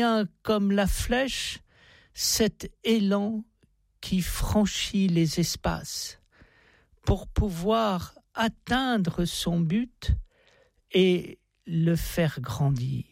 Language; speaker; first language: French; native; French